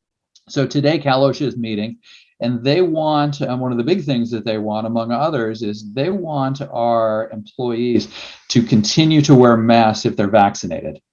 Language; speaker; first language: English; native; English